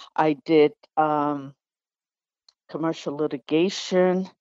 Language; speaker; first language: English; non-native, fluent; Spanish